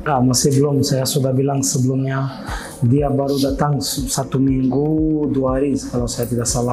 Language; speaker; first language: Indonesian; non-native, fluent; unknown